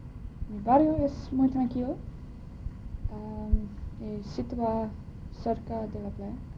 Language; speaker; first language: Spanish; non-native, learner; English